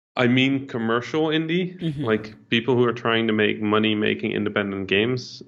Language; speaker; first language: English; non-native, fluent; Dutch